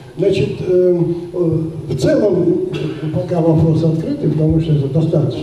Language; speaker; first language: Russian; native; Russian